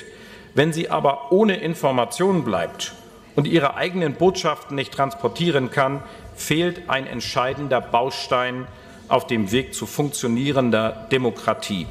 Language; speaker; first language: German; native; German